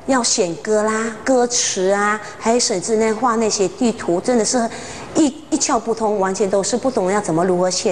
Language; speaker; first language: Chinese; native; Chinese